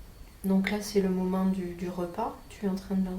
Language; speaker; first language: French; native; French